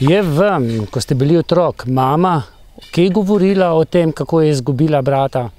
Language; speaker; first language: Slovenian; native; Slovenian